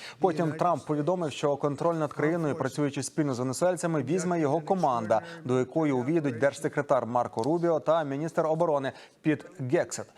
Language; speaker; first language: Ukrainian; native; Ukrainian